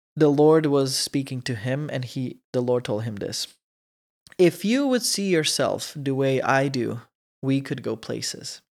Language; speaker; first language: English; non-native, fluent; Croatian